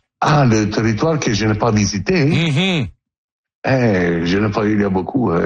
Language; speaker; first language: French; non-native, learner; Italian